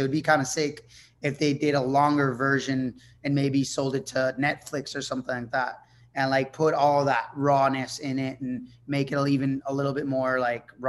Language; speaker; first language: English; non-native, fluent; Spanish